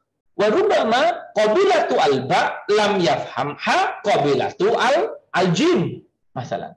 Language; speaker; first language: Arabic; non-native, fluent; Indonesian